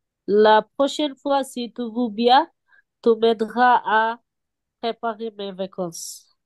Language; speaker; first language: French; non-native, learner; Bangla